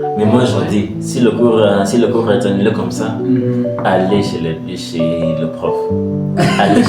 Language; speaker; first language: French; non-native, learner; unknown